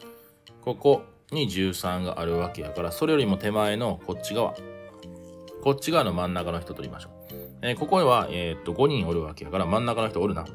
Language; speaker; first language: Japanese; native; Japanese